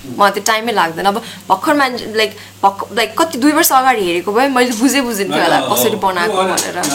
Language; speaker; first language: Nepali; native; Nepali